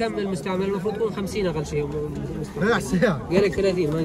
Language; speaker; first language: Arabic; non-native, learner; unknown